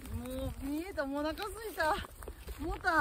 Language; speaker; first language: Japanese; native; Japanese